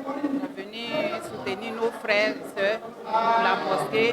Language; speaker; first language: French; non-native, local second language; Dyula